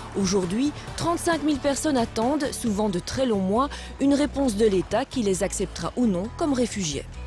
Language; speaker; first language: French; native; French